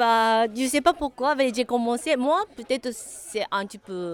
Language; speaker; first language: French; non-native, learner; Japanese